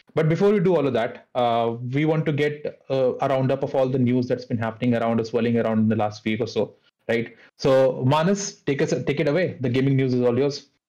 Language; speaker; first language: English; non-native, local second language; Hindi